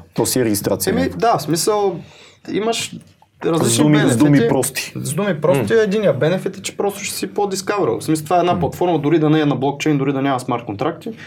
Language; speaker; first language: Bulgarian; native; Bulgarian